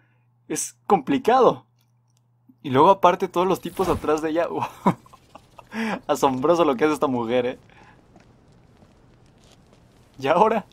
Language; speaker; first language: Spanish; native; Spanish